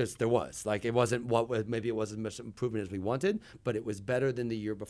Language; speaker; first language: English; native; English